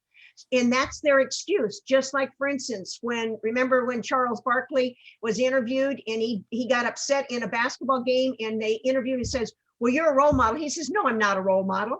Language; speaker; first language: English; native; English